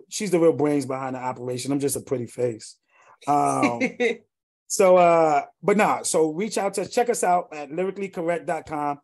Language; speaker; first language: English; native; English